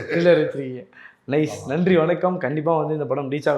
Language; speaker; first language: Tamil; native; Tamil